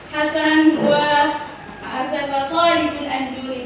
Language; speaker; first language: Arabic; non-native, learner; Indonesian